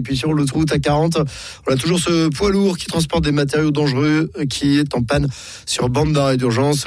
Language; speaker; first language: French; native; French